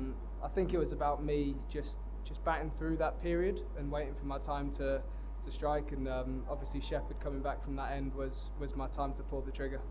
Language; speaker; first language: English; native; English